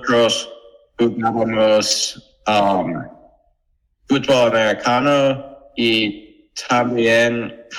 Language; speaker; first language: Spanish; non-native, learner; English